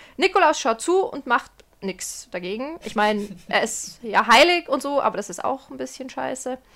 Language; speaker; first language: German; early bilingual, other home language; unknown